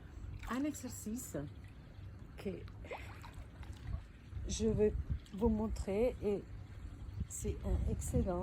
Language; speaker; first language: French; non-native, fluent; Spanish